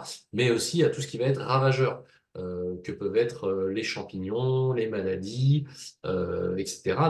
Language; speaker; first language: French; native; French